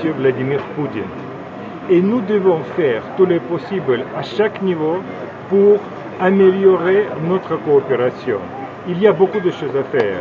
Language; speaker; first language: French; non-native, fluent; Russian